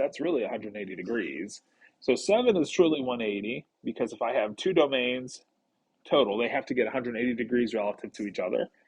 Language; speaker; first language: English; native; English